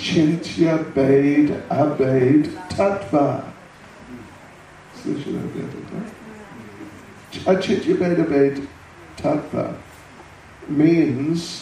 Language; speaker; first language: Russian; non-native, learner; English